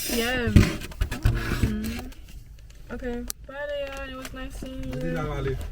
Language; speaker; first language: English; native; English